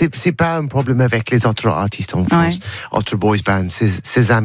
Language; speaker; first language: French; non-native, learner; English